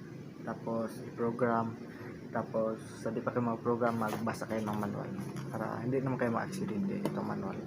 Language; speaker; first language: Filipino; non-native, local second language; Cebuano